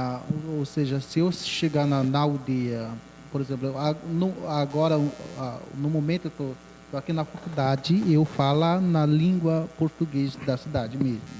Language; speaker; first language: Portuguese; non-native, local second language; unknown